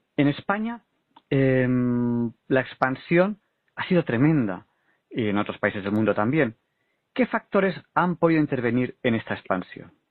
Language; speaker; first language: Spanish; native; Spanish